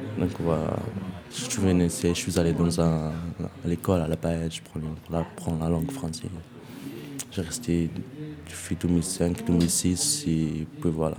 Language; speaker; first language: French; non-native, local second language; Arabic